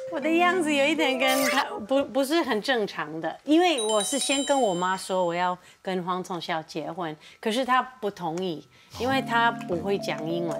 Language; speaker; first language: Chinese; non-native, fluent; English